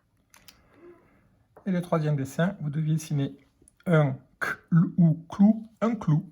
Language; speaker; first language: French; native; French